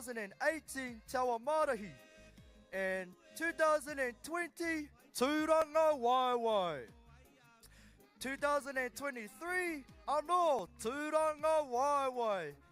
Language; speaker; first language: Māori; non-native, local second language; English